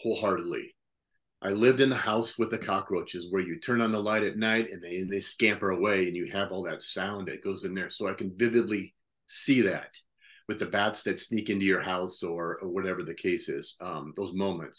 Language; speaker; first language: English; native; English